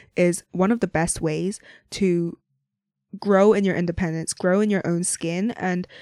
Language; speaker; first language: English; non-native, local second language; Cantonese